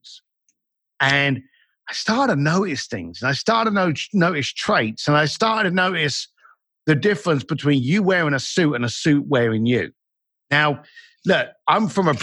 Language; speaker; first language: English; native; English